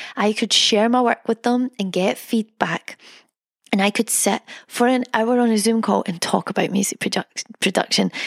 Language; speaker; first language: English; native; English